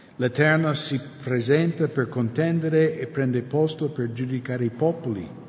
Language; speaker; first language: Italian; non-native, fluent; English